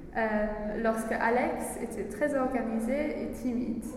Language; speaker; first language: French; non-native, learner; English